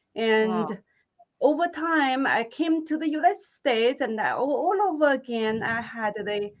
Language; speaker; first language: English; non-native, fluent; Chinese